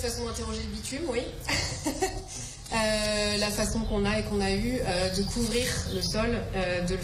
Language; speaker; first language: French; native; French